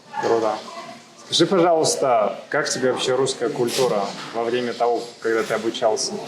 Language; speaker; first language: Russian; native; Russian